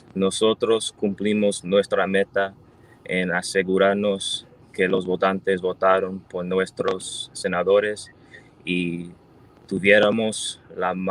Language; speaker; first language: Spanish; early bilingual, heritage; Spanish